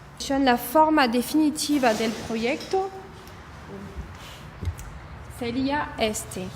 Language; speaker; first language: Spanish; non-native, fluent; French